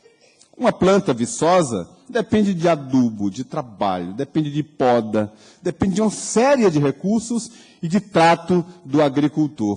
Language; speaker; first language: Portuguese; native; Portuguese